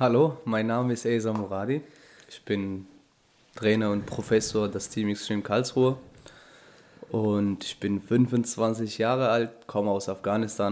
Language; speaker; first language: German; non-native, fluent; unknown